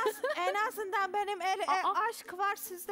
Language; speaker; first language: Turkish; non-native, learner; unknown